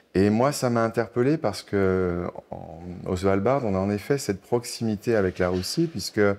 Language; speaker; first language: French; native; French